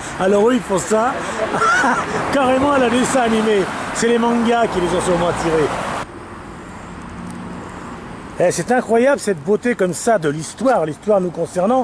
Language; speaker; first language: French; native; French